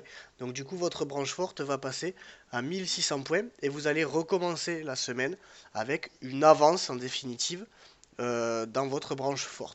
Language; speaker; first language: French; native; French